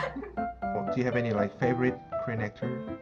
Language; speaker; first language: English; non-native, fluent; Korean